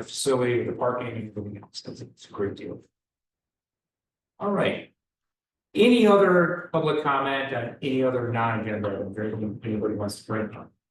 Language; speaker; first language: English; native; English